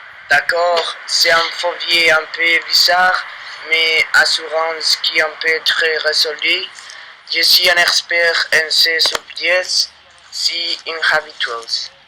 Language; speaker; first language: French; non-native, learner; Spanish